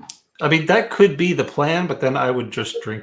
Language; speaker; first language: English; native; English